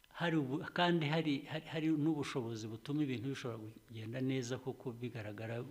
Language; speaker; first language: Kinyarwanda; early bilingual, heritage; Kinyarwanda